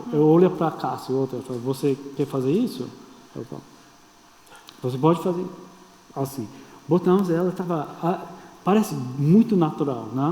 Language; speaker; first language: Portuguese; non-native, fluent; English